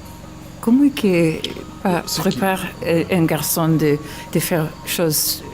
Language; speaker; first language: French; non-native, learner; English